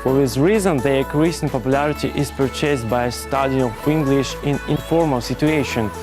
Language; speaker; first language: English; non-native, learner; Russian